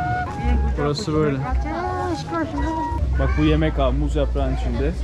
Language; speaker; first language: Turkish; native; Turkish